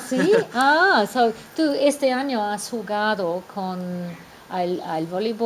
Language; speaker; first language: Spanish; non-native, fluent; English